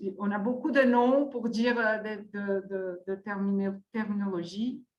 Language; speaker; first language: French; non-native, fluent; Portuguese